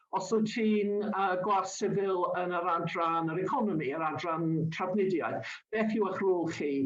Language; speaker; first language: Welsh; non-native, local second language; English